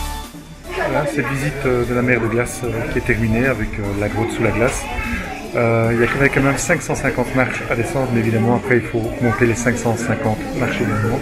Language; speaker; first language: French; native; French